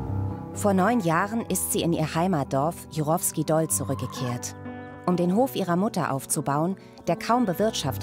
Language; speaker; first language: German; native; German